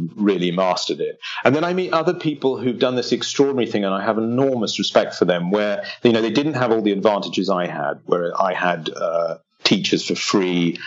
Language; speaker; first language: English; native; English